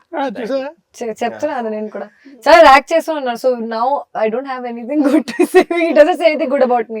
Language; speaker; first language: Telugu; non-native, local second language; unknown